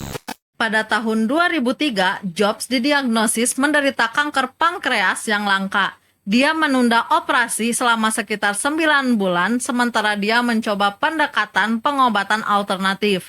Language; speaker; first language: Indonesian; native; Indonesian